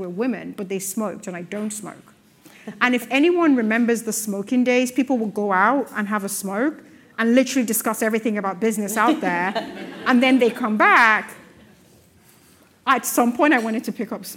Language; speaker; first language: English; non-native, local second language; Yoruba